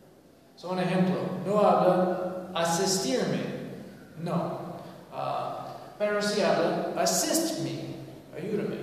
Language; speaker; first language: Spanish; non-native, learner; English